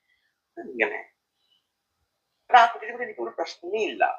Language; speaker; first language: Malayalam; non-native, learner; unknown